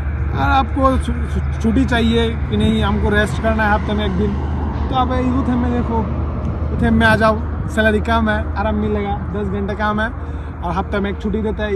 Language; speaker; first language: Hindi; non-native, fluent; Bangla